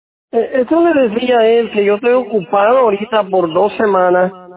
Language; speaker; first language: Spanish; native; Spanish